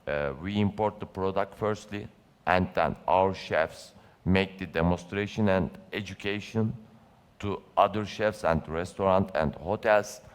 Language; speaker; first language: English; non-native, learner; Turkish